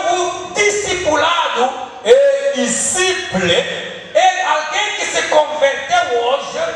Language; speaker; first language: Portuguese; non-native, fluent; Lingala